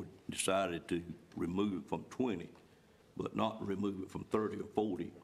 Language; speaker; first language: English; native; English